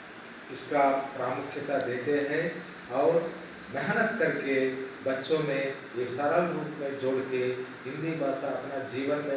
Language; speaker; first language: Hindi; non-native, local second language; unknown